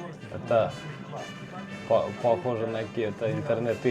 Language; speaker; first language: Russian; native; Russian